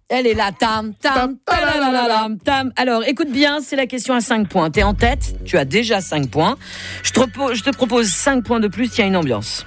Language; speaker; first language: French; native; French